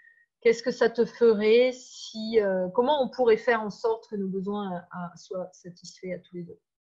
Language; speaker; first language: French; native; French